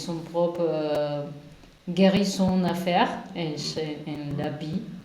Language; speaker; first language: French; non-native, learner; Spanish